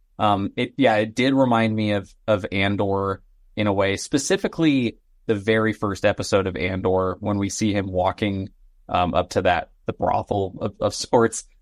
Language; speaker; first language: English; native; English